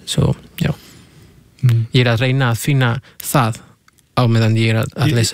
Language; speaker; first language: Icelandic; non-native, fluent; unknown